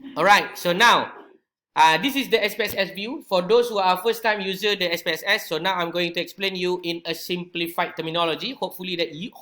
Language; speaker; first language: English; non-native, local second language; Malay